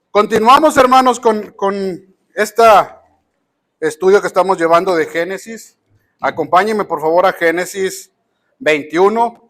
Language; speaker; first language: Spanish; native; Spanish